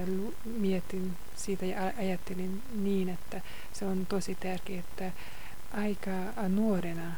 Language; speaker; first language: Finnish; non-native, fluent; Hungarian